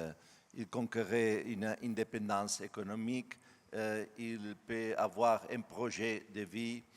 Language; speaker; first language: French; non-native, learner; Spanish